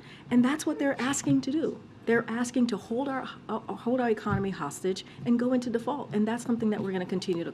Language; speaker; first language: English; native; English